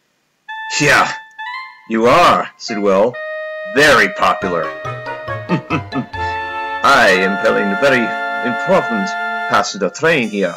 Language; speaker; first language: English; native; English